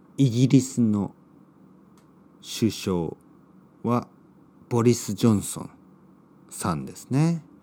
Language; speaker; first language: Japanese; native; Japanese